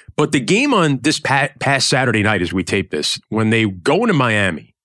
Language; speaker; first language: English; native; English